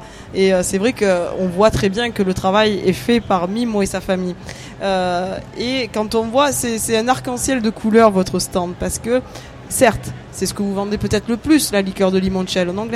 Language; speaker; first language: French; native; French